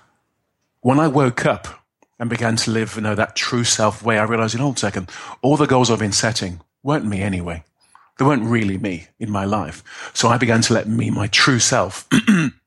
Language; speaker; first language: English; native; English